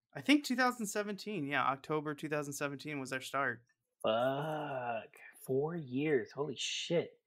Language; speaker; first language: English; native; English